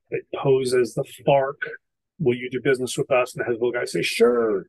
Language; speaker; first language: English; native; English